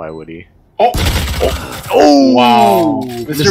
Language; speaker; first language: English; native; English